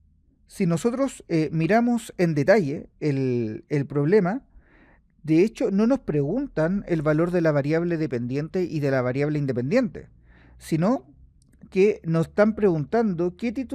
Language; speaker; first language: Spanish; native; Spanish